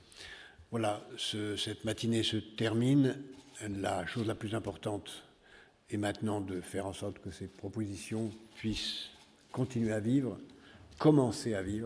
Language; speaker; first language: French; native; French